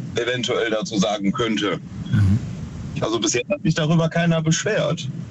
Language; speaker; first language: German; native; German